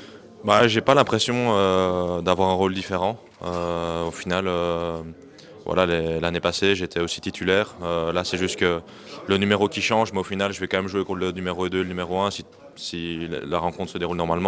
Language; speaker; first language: French; native; French